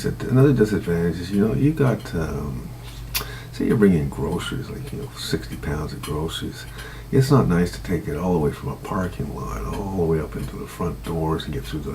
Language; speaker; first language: English; native; English